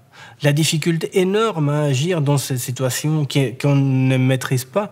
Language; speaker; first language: French; native; French